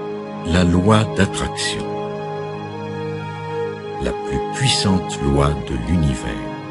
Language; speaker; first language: French; native; French